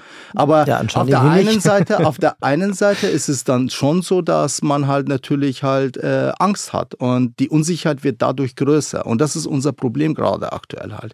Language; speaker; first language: German; early bilingual, other home language; Arabic